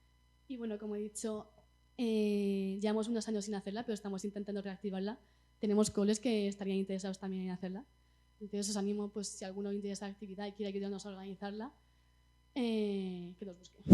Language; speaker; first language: Spanish; native; Spanish